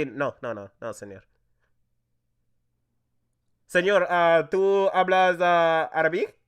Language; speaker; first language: Spanish; non-native, learner; English